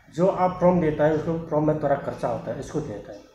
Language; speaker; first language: Hindi; non-native, local second language; Bodo